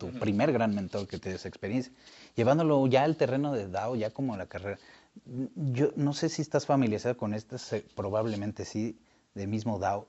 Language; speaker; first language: Spanish; native; Spanish